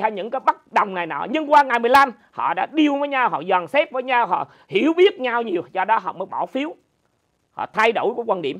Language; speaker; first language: Vietnamese; native; Vietnamese